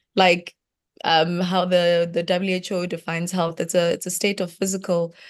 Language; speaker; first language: English; non-native, local second language; Venda